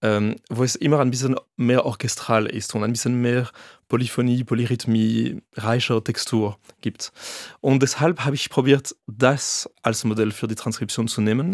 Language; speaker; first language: German; non-native, fluent; French